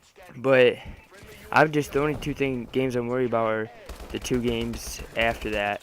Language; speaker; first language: English; native; English